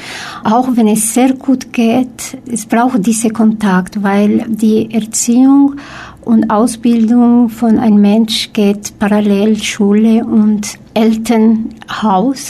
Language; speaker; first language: German; non-native, fluent; Spanish